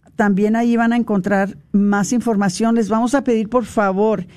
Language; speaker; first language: Spanish; early bilingual, heritage; Spanish